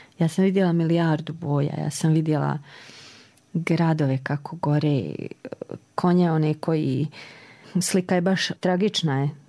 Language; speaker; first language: Serbian; native; Serbian